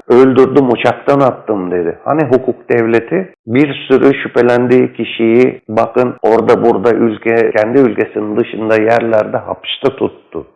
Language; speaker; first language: Turkish; native; Turkish